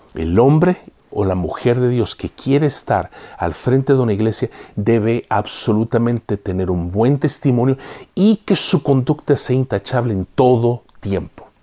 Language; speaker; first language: Spanish; native; Spanish